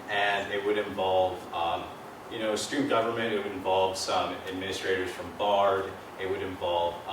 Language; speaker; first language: English; native; English